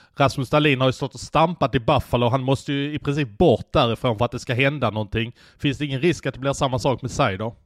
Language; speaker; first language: Swedish; native; Swedish